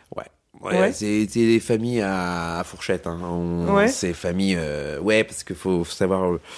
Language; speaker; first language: French; native; French